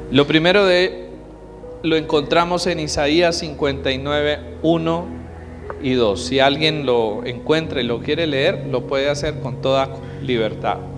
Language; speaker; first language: Spanish; native; Spanish